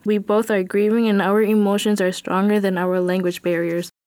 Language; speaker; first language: English; early bilingual, other home language; Spanish